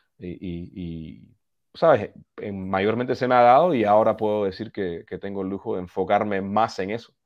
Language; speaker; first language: Spanish; early bilingual, heritage; Spanish